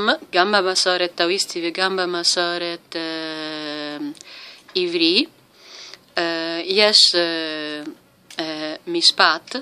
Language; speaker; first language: Hebrew; non-native, learner; Italian